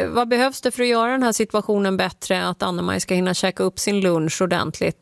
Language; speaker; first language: Swedish; native; Swedish